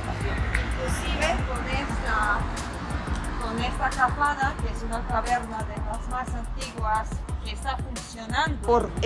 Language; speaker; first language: Spanish; non-native, fluent; Serbian